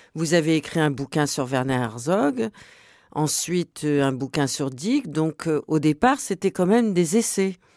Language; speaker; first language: French; native; French